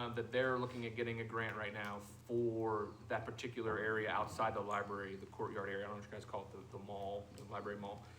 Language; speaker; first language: English; native; English